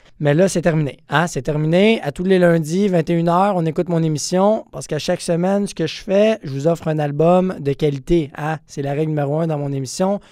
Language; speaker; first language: French; native; French